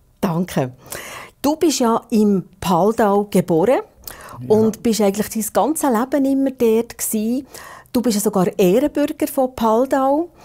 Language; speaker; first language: German; native; German